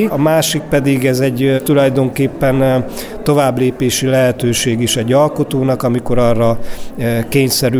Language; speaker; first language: Hungarian; native; Hungarian